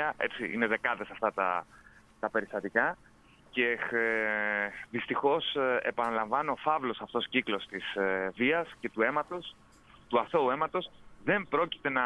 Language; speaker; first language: Greek; native; Greek